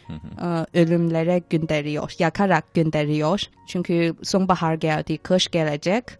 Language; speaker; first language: Turkish; non-native, fluent; Chinese